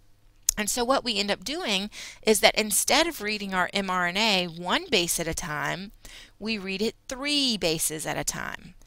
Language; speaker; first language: English; native; English